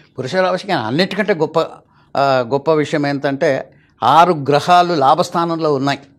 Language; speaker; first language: Telugu; non-native, fluent; Malayalam